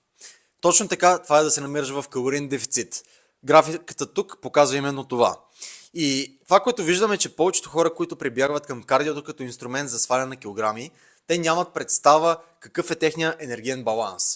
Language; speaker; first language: Bulgarian; native; Bulgarian